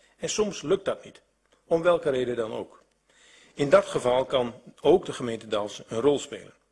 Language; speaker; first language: Dutch; native; Dutch